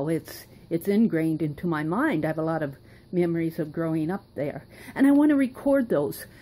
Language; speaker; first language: English; native; English